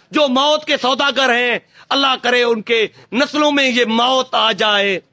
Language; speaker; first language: Urdu; non-native, local second language; Sindhi